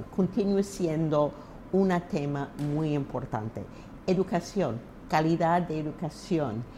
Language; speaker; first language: Spanish; non-native, fluent; English